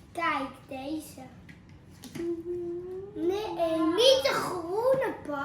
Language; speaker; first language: Dutch; early bilingual, other home language; Filipino